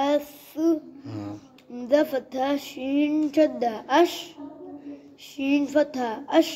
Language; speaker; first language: Arabic; non-native, learner; Urdu